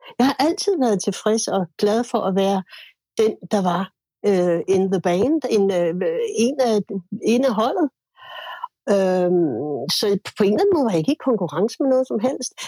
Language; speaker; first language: Danish; native; Danish